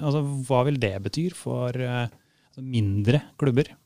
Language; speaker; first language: Norwegian; native; Norwegian